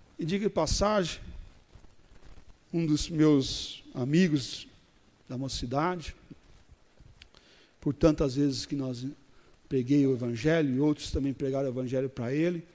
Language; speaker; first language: Portuguese; native; Portuguese